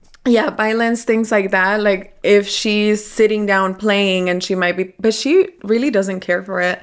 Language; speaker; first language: English; early bilingual, other home language; Spanish